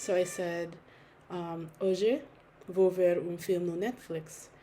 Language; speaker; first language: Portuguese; non-native, learner; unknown